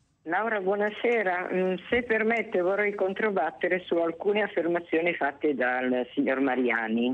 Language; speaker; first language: Italian; native; Italian